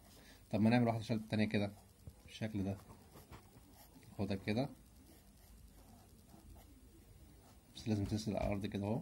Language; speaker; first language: Arabic; native; Arabic